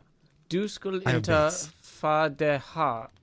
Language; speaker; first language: Swedish; non-native, learner; English